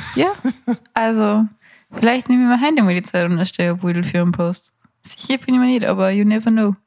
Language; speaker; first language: German; native; German